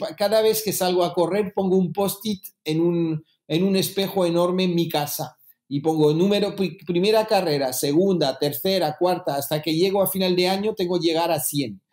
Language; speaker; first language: Spanish; early bilingual, heritage; French